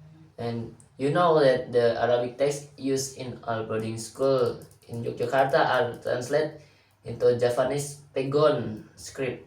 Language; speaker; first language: English; non-native, learner; Indonesian